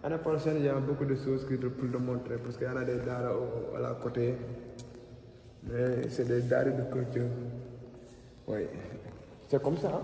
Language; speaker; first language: French; non-native, local second language; Wolof